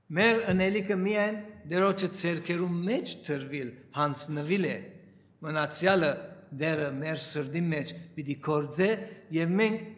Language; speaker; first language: Armenian; early bilingual, heritage; Armenian